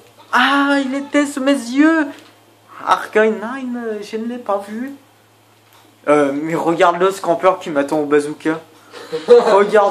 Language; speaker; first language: French; native; French